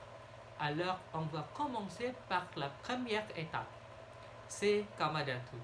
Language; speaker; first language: French; non-native, learner; Indonesian